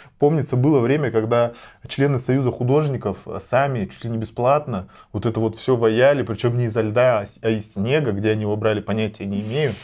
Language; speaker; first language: Russian; native; Russian